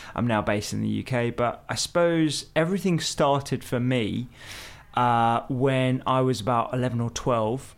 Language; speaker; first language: English; early bilingual, other home language; Hindi